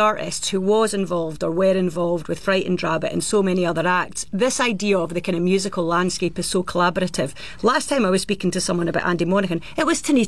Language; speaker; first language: English; native; English